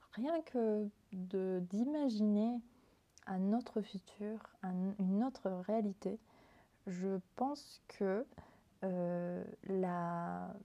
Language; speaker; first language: French; non-native, fluent; Spanish